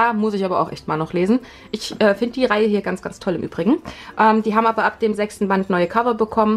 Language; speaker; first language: German; native; German